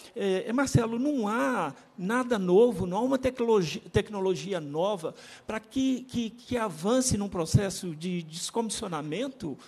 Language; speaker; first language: Portuguese; native; Portuguese